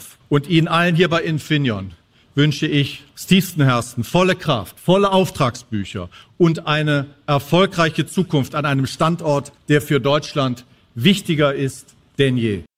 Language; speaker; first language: German; native; German